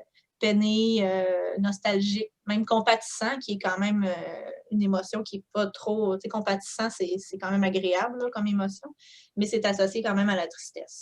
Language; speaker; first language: French; native; French